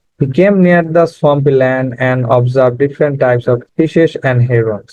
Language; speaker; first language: English; non-native, local second language; Bangla